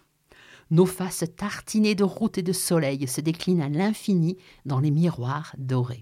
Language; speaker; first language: French; native; French